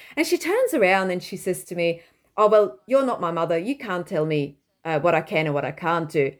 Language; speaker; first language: English; non-native, fluent; Dutch